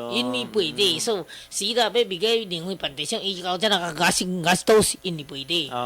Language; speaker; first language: Filipino; non-native, learner; Chinese